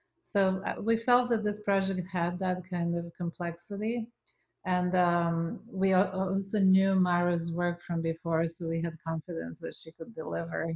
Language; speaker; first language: English; native; English